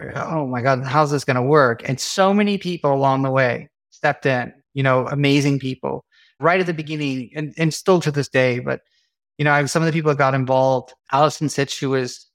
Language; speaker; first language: English; native; English